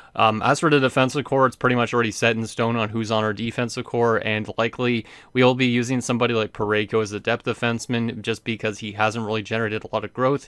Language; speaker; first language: English; native; English